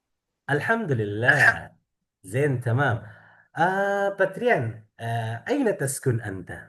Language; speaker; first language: Arabic; non-native, fluent; Indonesian